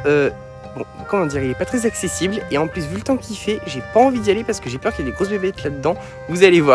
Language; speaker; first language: French; native; French